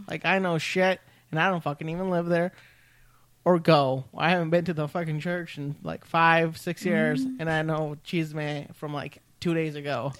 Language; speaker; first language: English; early bilingual, other home language; Spanish